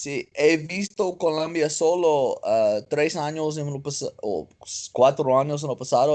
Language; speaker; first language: Spanish; non-native, learner; English